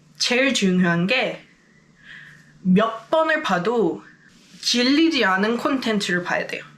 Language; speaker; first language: Korean; non-native, fluent; English